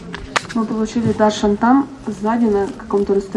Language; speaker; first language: Russian; native; Russian